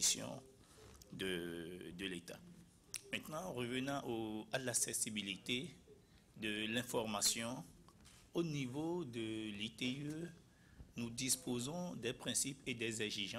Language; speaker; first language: French; non-native, local second language; Ewe